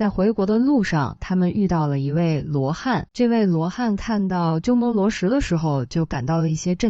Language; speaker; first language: Chinese; native; Chinese